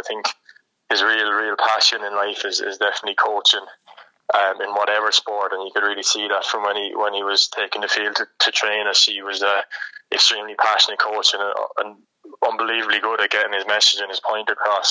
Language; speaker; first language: English; native; English